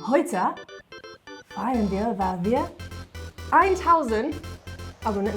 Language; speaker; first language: German; non-native, learner; English